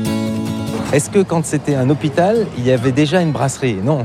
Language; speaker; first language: French; native; French